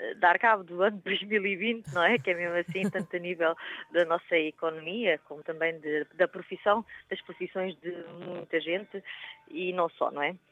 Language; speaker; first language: Portuguese; native; Portuguese